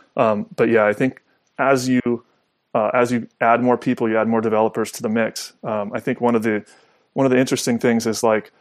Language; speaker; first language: English; native; English